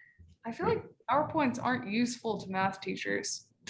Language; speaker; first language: English; native; English